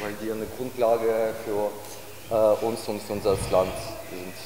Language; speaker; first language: German; non-native, learner; Ukrainian